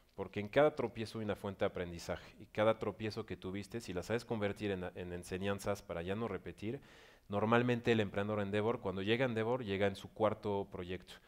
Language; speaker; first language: Spanish; non-native, fluent; French